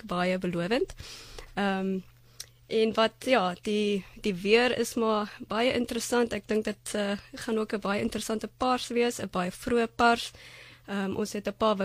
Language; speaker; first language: Afrikaans; non-native, fluent; German